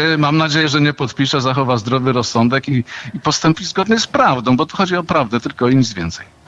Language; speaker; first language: Polish; native; Polish